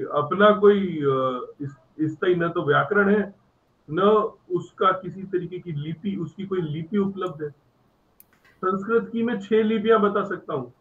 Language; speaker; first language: Hindi; native; Hindi